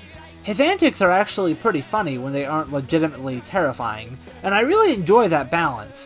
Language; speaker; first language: English; native; English